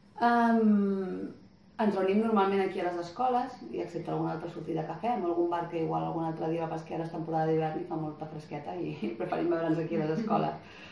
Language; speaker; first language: Catalan; native; Catalan